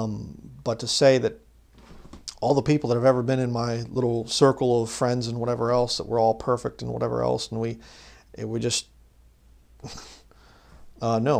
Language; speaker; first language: English; native; English